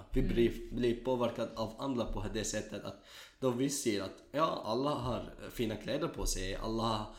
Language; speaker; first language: Swedish; non-native, learner; Kurdish